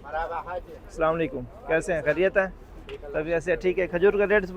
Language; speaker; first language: Hindi; native; Hindi